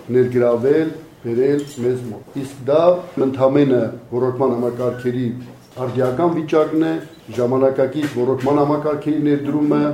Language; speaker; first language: Armenian; native; Armenian